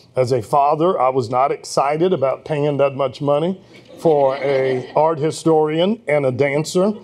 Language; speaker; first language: English; native; English